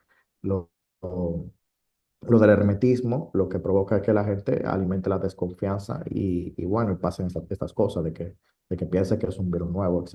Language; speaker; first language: Spanish; native; Spanish